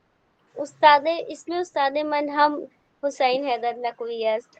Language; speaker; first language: Persian; non-native, learner; Urdu